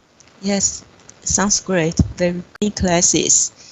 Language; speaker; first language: English; non-native, learner; Chinese